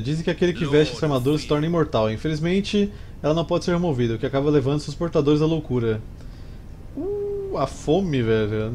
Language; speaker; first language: Portuguese; native; Portuguese